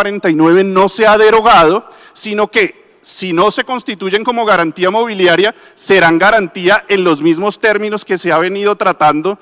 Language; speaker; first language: Spanish; native; Spanish